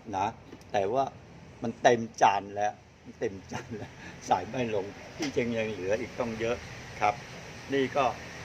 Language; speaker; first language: Thai; non-native, fluent; Chinese